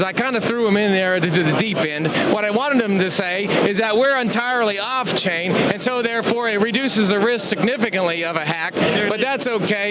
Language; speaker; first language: English; native; English